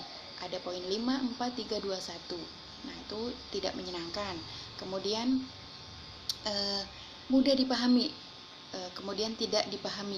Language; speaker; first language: Indonesian; native; Indonesian